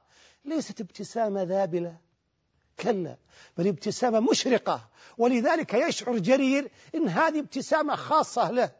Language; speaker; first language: Arabic; native; Arabic